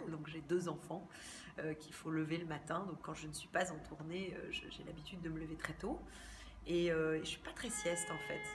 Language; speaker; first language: French; native; French